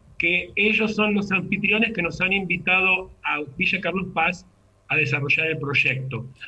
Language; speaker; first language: Spanish; native; Spanish